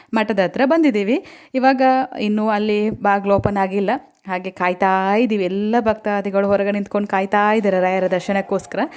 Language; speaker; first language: Kannada; non-native, local second language; Tulu